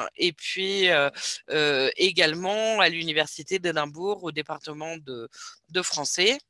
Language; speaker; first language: French; native; French